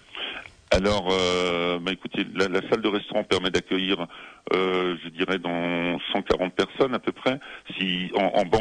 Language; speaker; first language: French; native; French